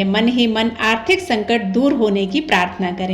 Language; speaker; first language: Hindi; native; Hindi